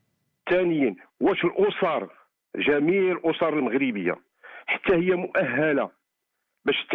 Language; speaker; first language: Arabic; native; Arabic